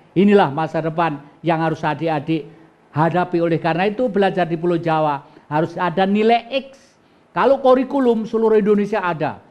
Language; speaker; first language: Indonesian; non-native, local second language; Javanese